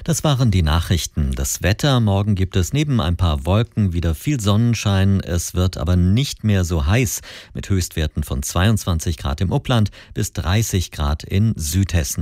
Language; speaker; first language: German; native; German